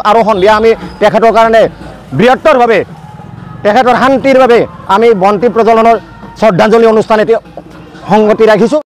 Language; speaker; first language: Assamese; native; Assamese